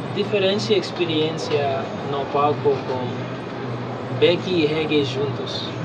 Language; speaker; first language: Portuguese; non-native, learner; English